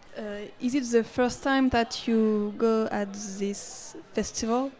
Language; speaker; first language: English; non-native, learner; French